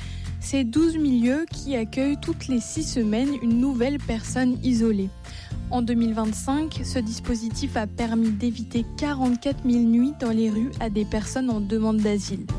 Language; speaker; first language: French; native; French